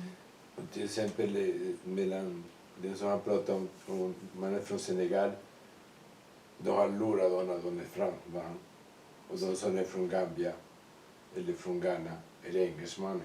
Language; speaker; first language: Swedish; non-native, fluent; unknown